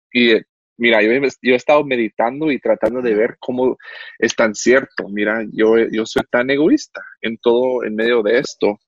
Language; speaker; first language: Spanish; non-native, fluent; English